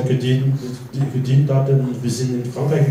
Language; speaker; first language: German; non-native, learner; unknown